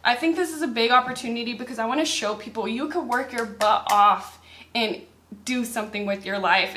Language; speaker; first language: English; native; English